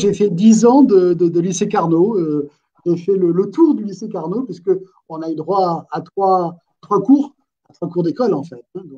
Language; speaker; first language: French; native; French